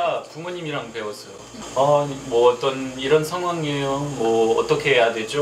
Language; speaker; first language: Korean; non-native, fluent; Chinese